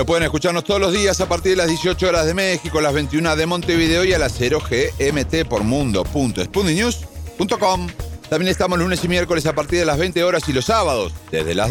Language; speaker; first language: Spanish; native; Spanish